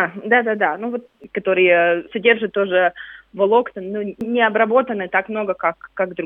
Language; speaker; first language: Russian; non-native, local second language; Latvian